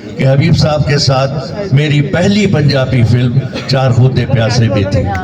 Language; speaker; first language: Urdu; non-native, local second language; Sindhi